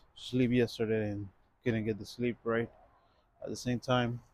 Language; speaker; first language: English; non-native, fluent; Spanish